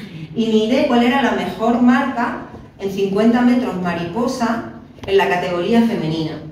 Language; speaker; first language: Spanish; native; Spanish